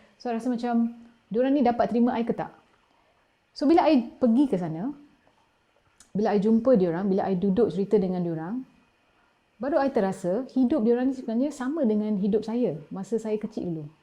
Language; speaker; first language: Malay; non-native, local second language; Tamil